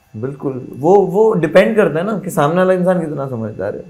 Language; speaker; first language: Hindi; non-native, local second language; Gujarati